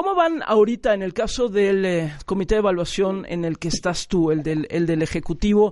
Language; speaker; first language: Spanish; native; Spanish